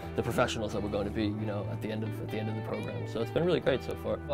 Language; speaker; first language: English; native; English